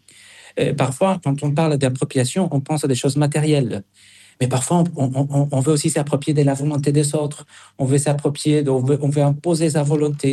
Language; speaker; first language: French; non-native, fluent; Spanish